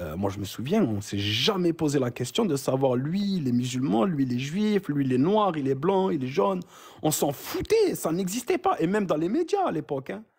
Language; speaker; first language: French; early bilingual, other home language; Arabic